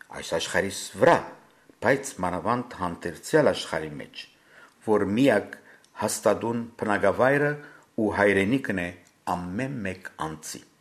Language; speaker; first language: Armenian; native; Armenian